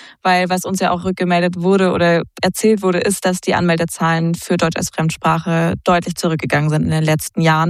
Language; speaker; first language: German; native; German